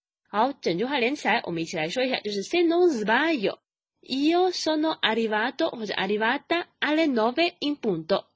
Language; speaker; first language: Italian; non-native, fluent; Chinese